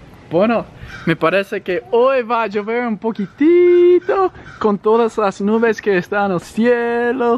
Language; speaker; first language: Spanish; non-native, fluent; English